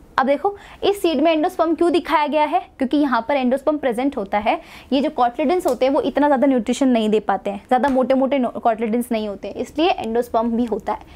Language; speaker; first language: Hindi; native; Hindi